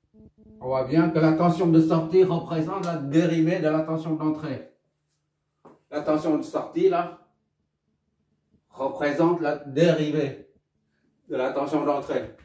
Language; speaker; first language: French; non-native, local second language; Arabic